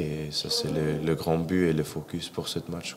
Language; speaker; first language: French; non-native, fluent; English